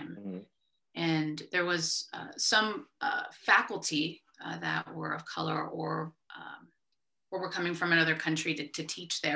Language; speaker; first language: English; early bilingual, other home language; Spanish